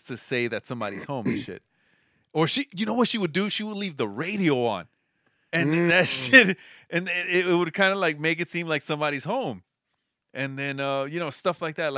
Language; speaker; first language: English; early bilingual, other home language; Spanish